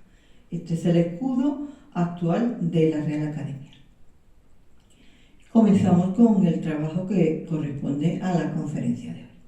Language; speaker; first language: Spanish; native; Spanish